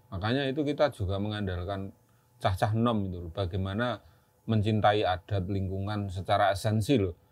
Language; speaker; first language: Indonesian; non-native, local second language; Javanese